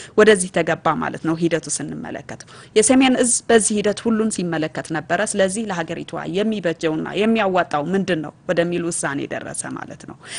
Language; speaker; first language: Amharic; non-native, local second language; Tigrinya